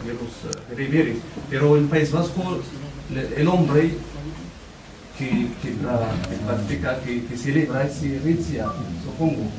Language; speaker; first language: Spanish; non-native, fluent; Riffian